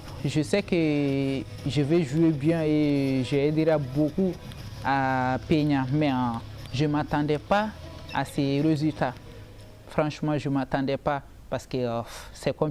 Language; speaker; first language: French; non-native, local second language; Bambara